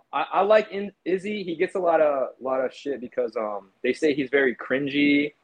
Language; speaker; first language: English; native; English